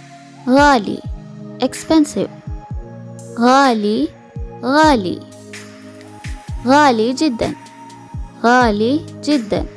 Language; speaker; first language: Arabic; non-native, fluent; Malayalam